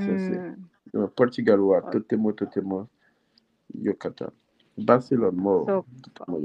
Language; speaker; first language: Japanese; non-native, learner; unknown